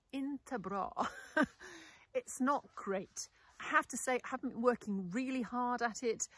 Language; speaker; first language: English; native; English